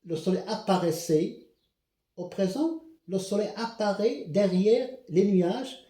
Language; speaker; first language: French; non-native, local second language; Arabic